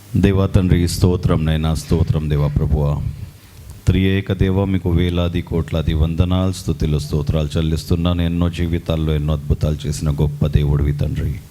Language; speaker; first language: Telugu; non-native, local second language; Urdu